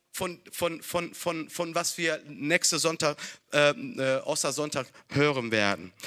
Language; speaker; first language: German; non-native, fluent; Italian